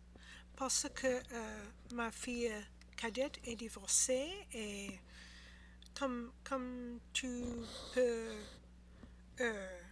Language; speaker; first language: French; non-native, learner; English